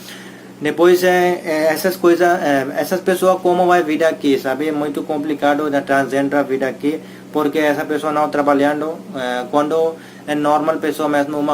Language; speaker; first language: Portuguese; non-native, learner; Hindi